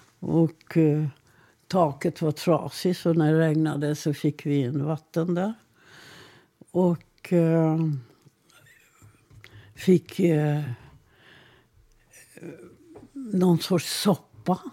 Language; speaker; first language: Swedish; non-native, fluent; Hungarian